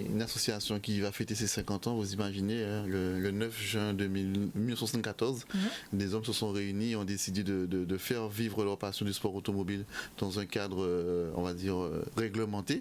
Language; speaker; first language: French; native; French